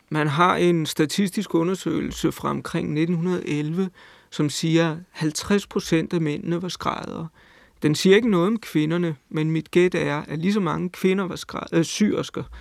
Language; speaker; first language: Danish; native; Danish